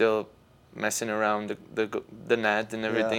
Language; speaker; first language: English; non-native, fluent; Czech